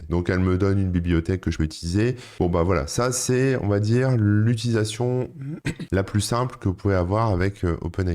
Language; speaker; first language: French; native; French